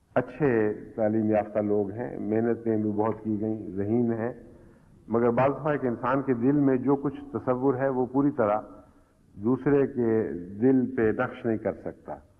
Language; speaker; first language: Urdu; native; Urdu